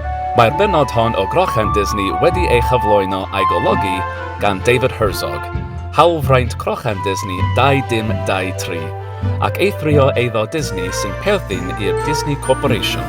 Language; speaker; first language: Welsh; non-native, learner; English